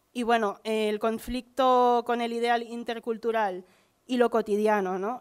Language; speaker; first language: Spanish; early bilingual, other home language; Filipino